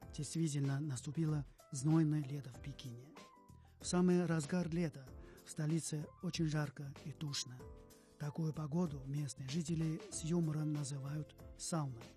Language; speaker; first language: Russian; non-native, fluent; Chinese